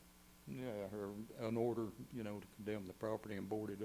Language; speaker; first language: English; native; English